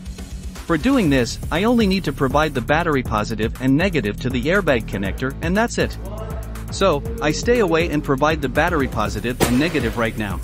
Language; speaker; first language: English; non-native, fluent; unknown